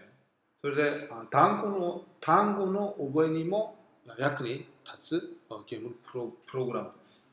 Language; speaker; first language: Japanese; non-native, fluent; Korean